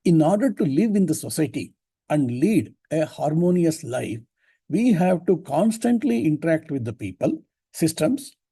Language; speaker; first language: English; non-native, local second language; Kannada